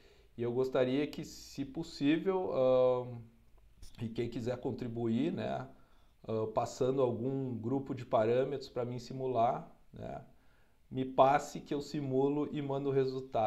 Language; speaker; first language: Portuguese; native; Portuguese